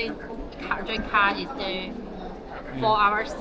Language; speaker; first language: English; non-native, learner; Chinese